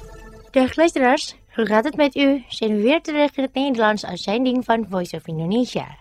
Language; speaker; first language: Dutch; non-native, fluent; Indonesian